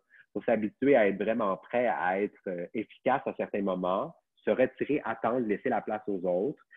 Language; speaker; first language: French; native; French